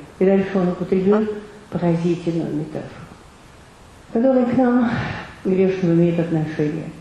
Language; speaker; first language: Russian; native; Russian